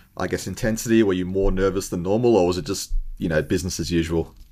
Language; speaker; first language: English; native; English